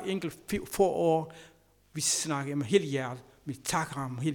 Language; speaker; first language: Danish; non-native, learner; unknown